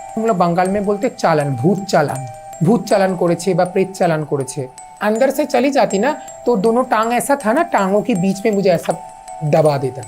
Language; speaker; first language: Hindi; non-native, local second language; Bangla